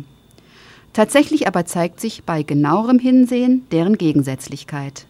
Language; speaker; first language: German; native; German